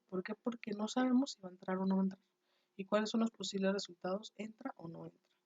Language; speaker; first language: Spanish; native; Spanish